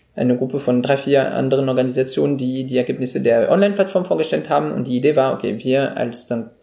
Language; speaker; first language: German; non-native, fluent; French